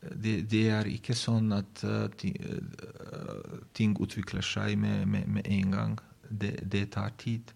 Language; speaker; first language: Norwegian; non-native, fluent; Bosnian